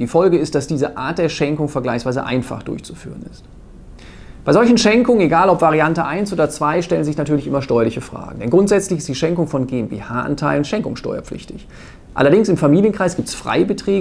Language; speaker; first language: German; native; German